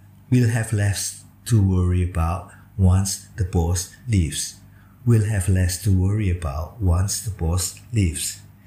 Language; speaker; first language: English; non-native, fluent; Indonesian